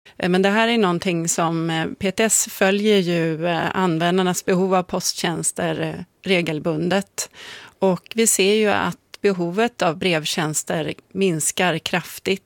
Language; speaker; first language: Swedish; native; Swedish